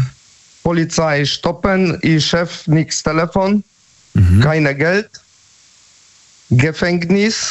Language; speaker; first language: German; non-native, learner; Polish